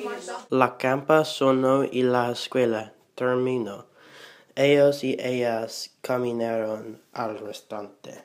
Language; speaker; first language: Spanish; non-native, learner; English